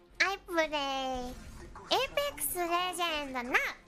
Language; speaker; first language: English; non-native, learner; Japanese